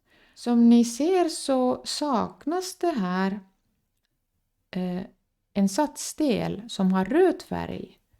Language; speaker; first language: Swedish; non-native, fluent; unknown